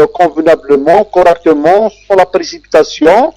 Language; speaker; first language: French; non-native, local second language; Kabyle